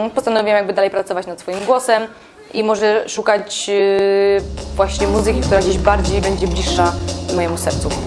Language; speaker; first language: Polish; native; Polish